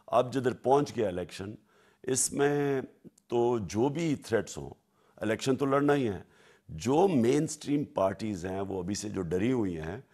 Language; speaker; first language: Urdu; native; Urdu